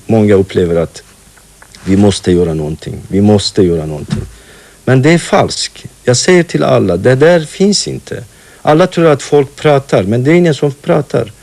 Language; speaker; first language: Swedish; non-native, fluent; Kurdish